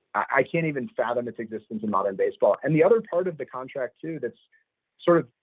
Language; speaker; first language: English; native; English